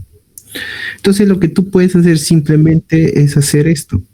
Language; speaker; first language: Spanish; native; Spanish